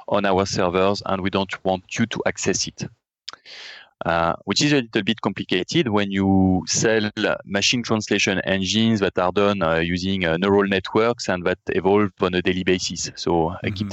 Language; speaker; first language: English; non-native, fluent; French